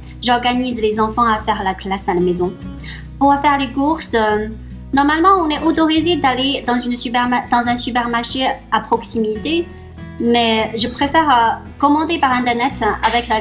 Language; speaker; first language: French; non-native, fluent; Chinese